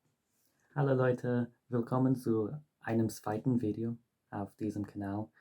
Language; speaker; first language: German; non-native, fluent; English